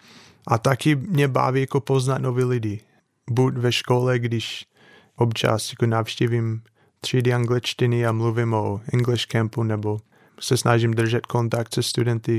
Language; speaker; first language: Czech; non-native, fluent; English